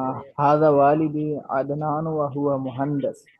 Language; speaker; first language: Arabic; non-native, learner; Urdu